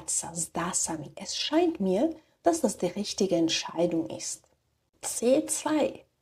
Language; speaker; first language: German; non-native, fluent; Slovak